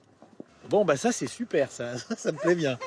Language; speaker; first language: French; native; French